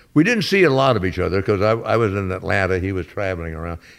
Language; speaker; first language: English; native; English